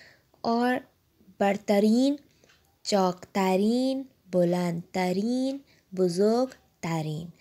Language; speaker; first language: Persian; non-native, fluent; Urdu